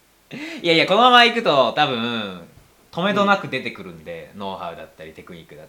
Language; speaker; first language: Japanese; native; Japanese